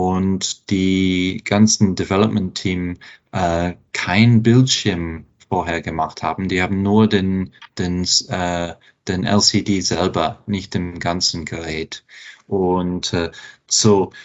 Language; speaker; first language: German; non-native, fluent; English